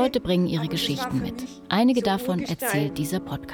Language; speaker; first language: German; native; German